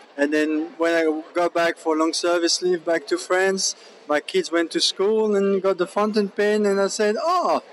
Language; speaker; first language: English; non-native, fluent; French